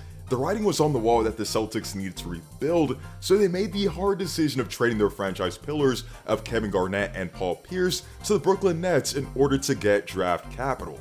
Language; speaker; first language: English; native; English